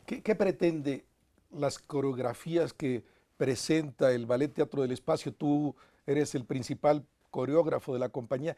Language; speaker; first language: Spanish; native; Spanish